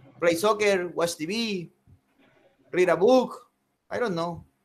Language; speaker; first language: English; non-native, fluent; Spanish